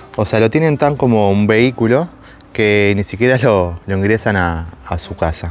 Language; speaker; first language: Spanish; native; Spanish